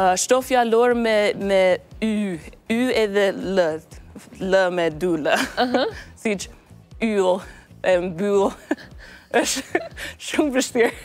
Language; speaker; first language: Albanian; non-native, learner; English